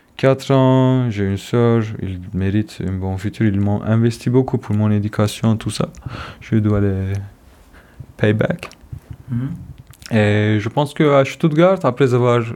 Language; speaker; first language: French; non-native, fluent; Kurdish